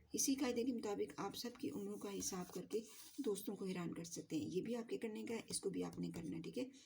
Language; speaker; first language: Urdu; native; Urdu